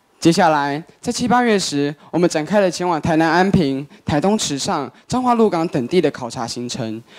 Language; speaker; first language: Chinese; native; Chinese